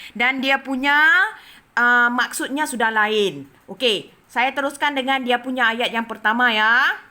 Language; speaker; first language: Malay; native; Malay